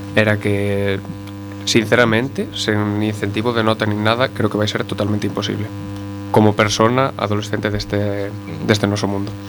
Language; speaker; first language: Galician; non-native, local second language; Spanish